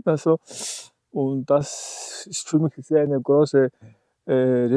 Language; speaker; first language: German; non-native, learner; Mongolian